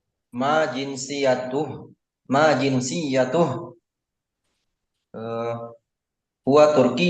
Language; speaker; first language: Arabic; non-native, learner; Indonesian